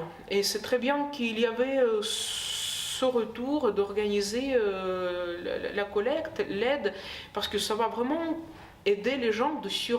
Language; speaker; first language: French; non-native, fluent; Ukrainian